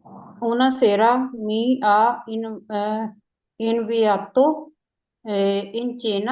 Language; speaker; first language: Italian; non-native, learner; Urdu